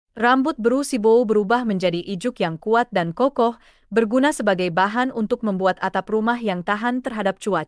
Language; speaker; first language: Indonesian; native; Indonesian